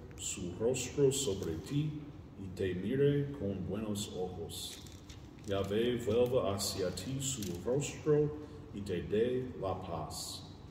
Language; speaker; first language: Spanish; non-native, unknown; English